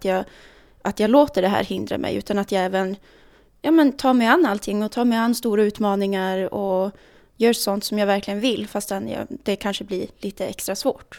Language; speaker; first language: Swedish; native; Swedish